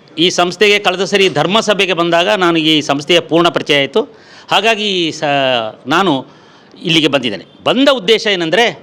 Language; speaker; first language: Kannada; non-native, local second language; Kodava